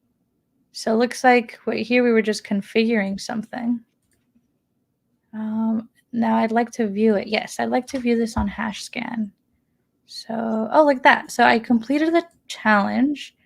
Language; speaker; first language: English; native; English